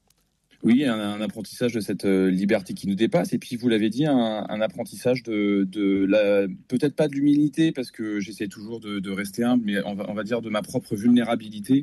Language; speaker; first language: French; native; French